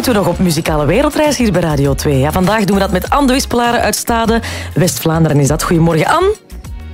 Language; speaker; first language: Dutch; native; Dutch